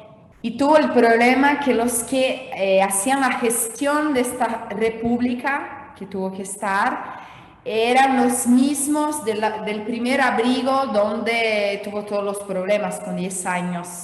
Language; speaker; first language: Spanish; non-native, fluent; Portuguese